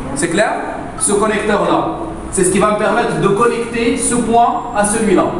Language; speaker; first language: French; non-native, local second language; Arabic